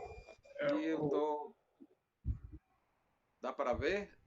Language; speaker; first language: Portuguese; non-native, fluent; Spanish